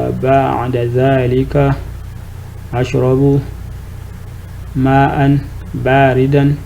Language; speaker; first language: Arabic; non-native, fluent; French